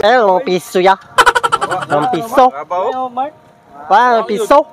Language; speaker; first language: Filipino; non-native, local second language; Cebuano